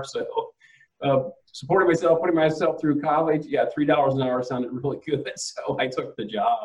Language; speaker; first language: English; native; English